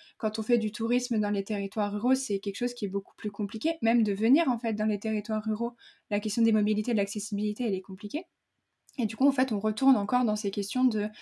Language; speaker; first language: French; native; French